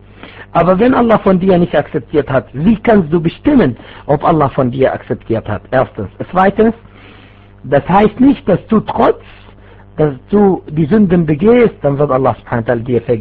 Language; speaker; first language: German; non-native, fluent; Arabic